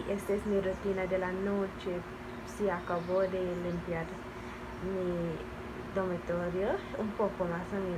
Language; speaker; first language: Spanish; non-native, learner; English